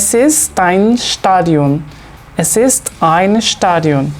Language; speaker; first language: German; non-native, learner; Spanish